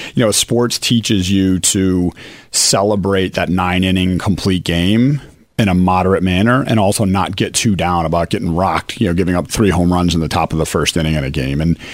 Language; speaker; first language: English; native; English